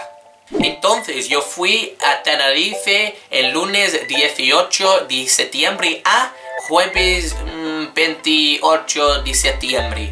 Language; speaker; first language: Spanish; non-native, learner; English